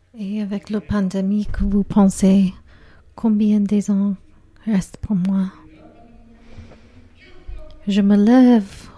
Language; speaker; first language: French; non-native, learner; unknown